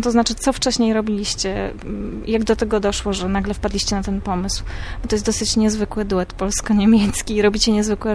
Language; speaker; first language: Polish; native; Polish